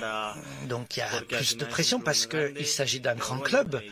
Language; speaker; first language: French; non-native, fluent; Spanish